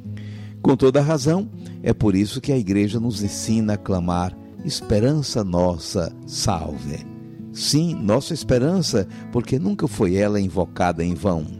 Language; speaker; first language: Portuguese; native; Portuguese